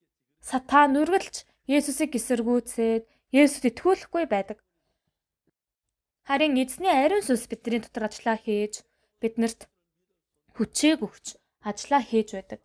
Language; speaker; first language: Mongolian; non-native, fluent; Korean